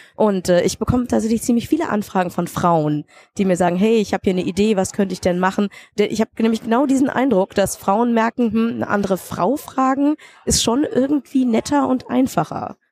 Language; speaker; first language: German; native; German